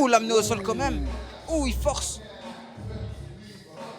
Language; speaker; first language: French; native; French